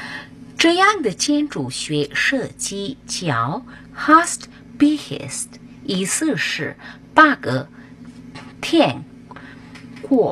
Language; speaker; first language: Chinese; non-native, fluent; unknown